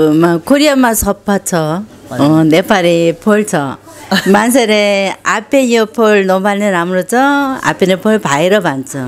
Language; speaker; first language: Nepali; non-native, learner; Korean